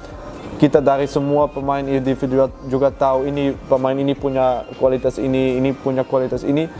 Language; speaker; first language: Indonesian; non-native, fluent; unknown